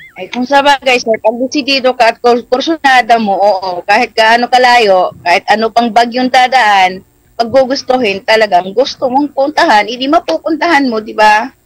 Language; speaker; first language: Filipino; non-native, local second language; Iloko